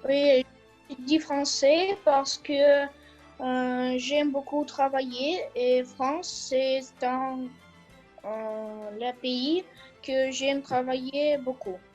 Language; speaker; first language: French; non-native, learner; Russian